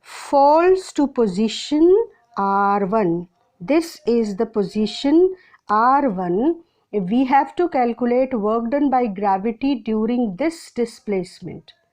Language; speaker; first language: English; non-native, local second language; Hindi